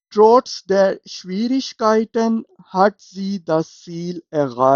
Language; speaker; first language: German; non-native, fluent; Urdu